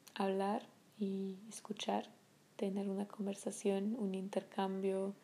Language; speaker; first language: Spanish; non-native, fluent; French